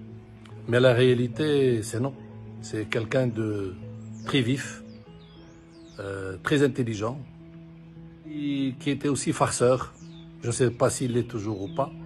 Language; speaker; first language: French; non-native, local second language; Arabic